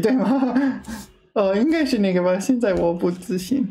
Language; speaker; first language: Chinese; non-native, learner; English